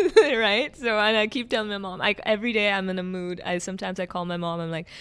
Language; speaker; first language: English; early bilingual, other home language; Arabic